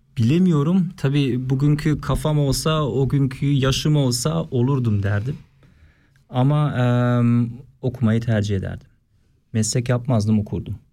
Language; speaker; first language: Turkish; early bilingual, heritage; Turkish